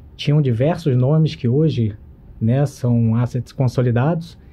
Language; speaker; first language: Portuguese; native; Portuguese